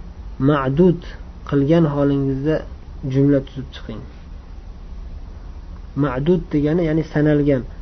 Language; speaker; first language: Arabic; non-native, fluent; Uzbek